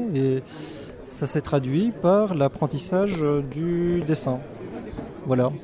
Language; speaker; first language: French; early bilingual, other home language; Korean